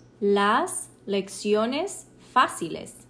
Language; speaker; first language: Spanish; non-native, learner; English